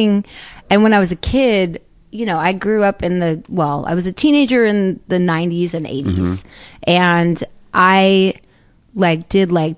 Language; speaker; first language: English; native; English